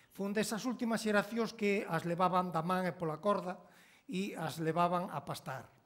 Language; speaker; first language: Galician; native; Galician